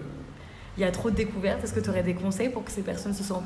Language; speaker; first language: French; native; French